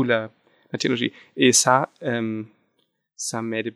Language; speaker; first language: French; non-native, fluent; German